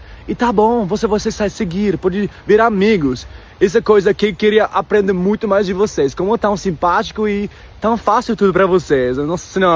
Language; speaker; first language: Portuguese; non-native, learner; Polish